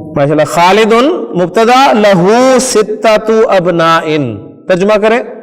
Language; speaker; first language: Urdu; non-native, local second language; Punjabi